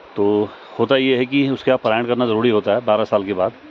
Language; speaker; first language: Hindi; native; Hindi